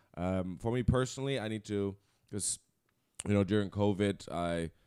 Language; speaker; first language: English; non-native, fluent; Dutch